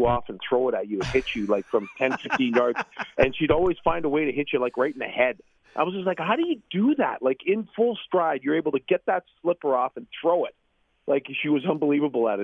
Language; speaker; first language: English; native; English